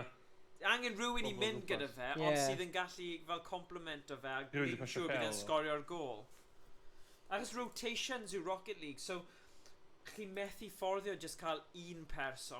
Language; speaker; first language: Welsh; native; Welsh